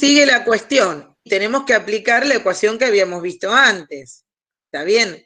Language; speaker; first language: Spanish; native; Spanish